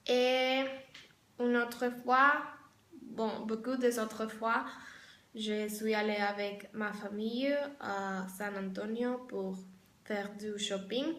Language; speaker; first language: French; non-native, learner; Spanish